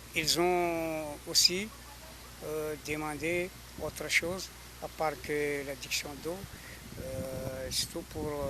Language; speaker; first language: French; non-native, local second language; Malagasy